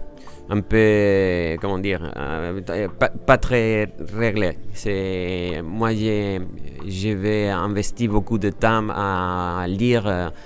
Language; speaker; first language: French; non-native, fluent; Spanish